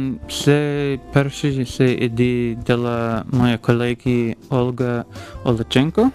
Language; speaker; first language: Ukrainian; non-native, learner; English